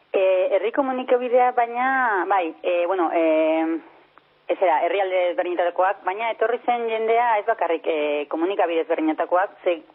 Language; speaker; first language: Basque; non-native, local second language; Spanish